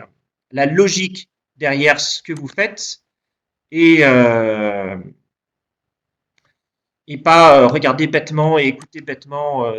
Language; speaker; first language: French; native; French